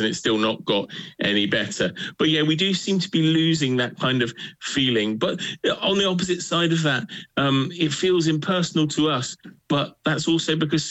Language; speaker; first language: English; native; English